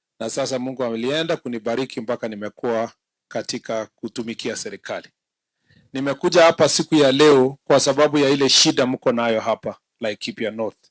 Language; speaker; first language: Swahili; non-native, local second language; Kalenjin